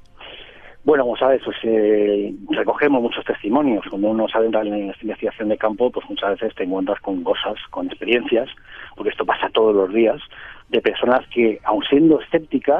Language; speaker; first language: Spanish; native; Spanish